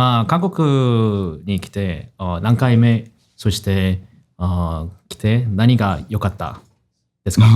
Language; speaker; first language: Japanese; non-native, fluent; Korean